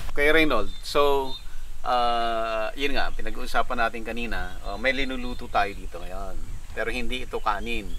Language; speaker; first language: Filipino; native; Filipino